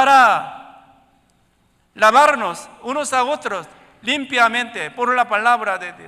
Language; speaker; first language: Spanish; non-native, learner; Korean